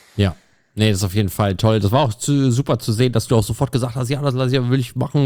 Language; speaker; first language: German; native; German